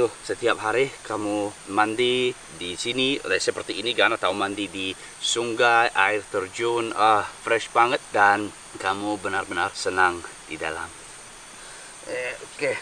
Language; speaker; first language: Indonesian; non-native, learner; English